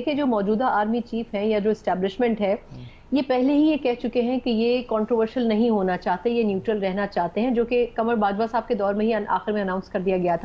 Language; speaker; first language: Urdu; native; Urdu